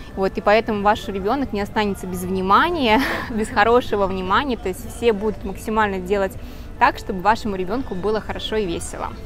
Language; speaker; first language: Russian; native; Russian